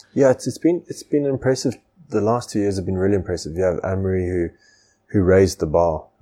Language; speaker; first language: English; native; English